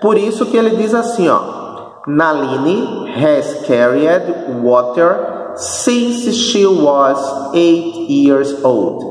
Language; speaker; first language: English; non-native, fluent; Portuguese